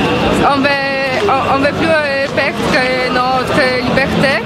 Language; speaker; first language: French; non-native, fluent; Polish